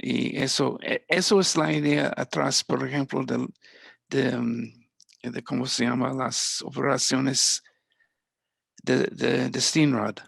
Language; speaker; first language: Spanish; non-native, fluent; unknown